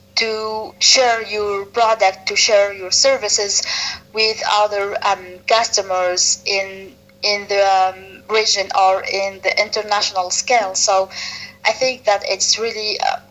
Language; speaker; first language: English; non-native, fluent; Arabic